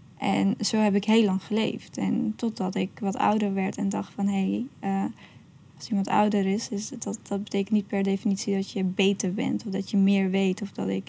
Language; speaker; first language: Dutch; early bilingual, other home language; Persian